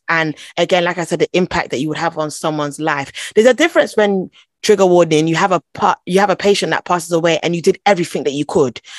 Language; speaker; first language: English; non-native, local second language; Akan